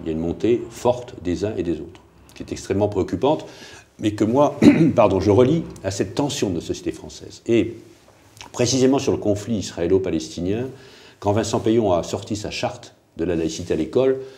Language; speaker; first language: French; native; French